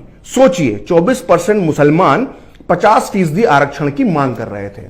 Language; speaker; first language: Hindi; native; Hindi